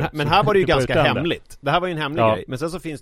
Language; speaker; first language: Swedish; native; Swedish